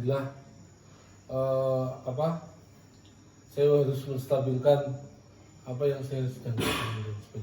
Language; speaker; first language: Indonesian; native; Indonesian